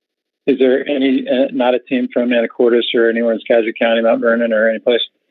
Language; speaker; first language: English; native; English